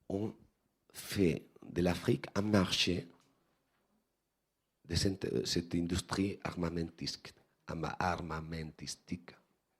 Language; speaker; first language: French; non-native, fluent; Spanish